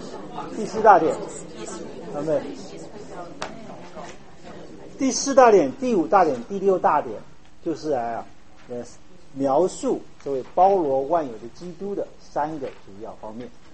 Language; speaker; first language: Chinese; native; Chinese